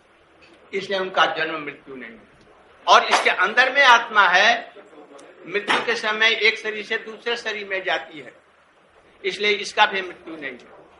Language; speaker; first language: Hindi; native; Hindi